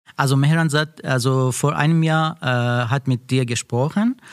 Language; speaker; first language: German; non-native, learner; Persian